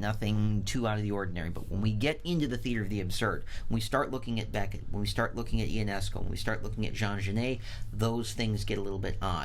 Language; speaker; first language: English; native; English